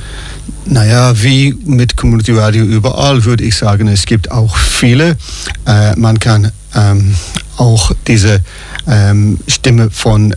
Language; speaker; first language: German; non-native, fluent; English